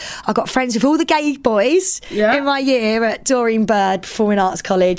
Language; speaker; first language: English; native; English